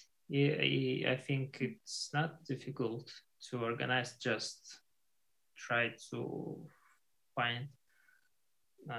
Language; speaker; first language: English; non-native, learner; Russian